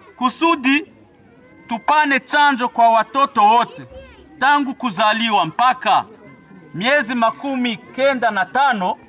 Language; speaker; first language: Swahili; native; Swahili